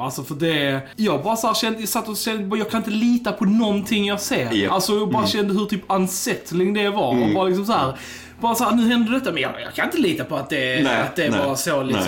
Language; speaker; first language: Swedish; native; Swedish